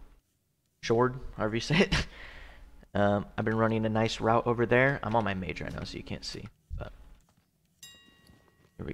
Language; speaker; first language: English; native; English